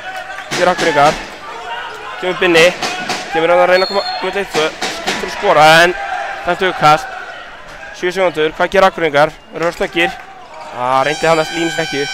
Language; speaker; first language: Icelandic; native; Icelandic